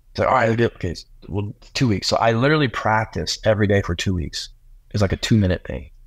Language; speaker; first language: English; native; English